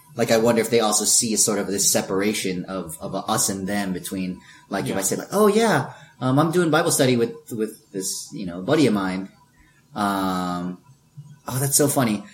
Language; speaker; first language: English; early bilingual, other home language; Filipino